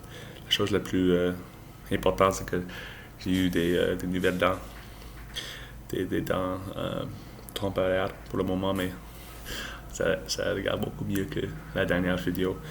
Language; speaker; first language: French; non-native, learner; English